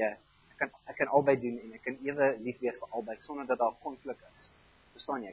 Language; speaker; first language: Afrikaans; non-native, fluent; German